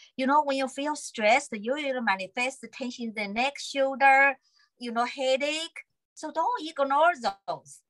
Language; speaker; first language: English; non-native, fluent; Chinese